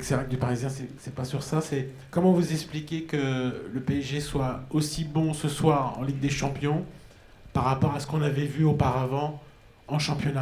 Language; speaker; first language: French; native; French